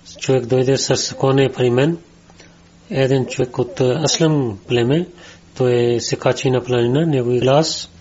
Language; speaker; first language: Bulgarian; non-native, learner; Urdu